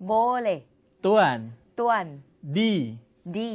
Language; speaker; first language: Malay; non-native, learner; Thai